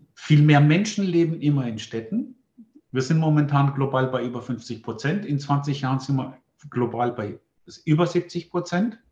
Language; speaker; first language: German; non-native, fluent; Greek